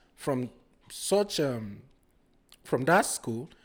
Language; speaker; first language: English; non-native, local second language; Igbo